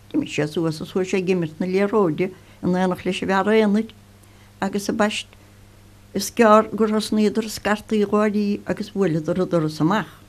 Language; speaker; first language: Irish; native; Irish